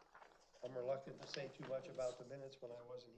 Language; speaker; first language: English; native; English